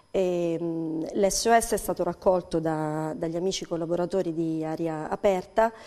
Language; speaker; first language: Italian; native; Italian